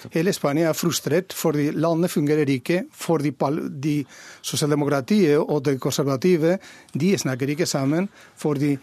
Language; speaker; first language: Norwegian; non-native, fluent; Catalan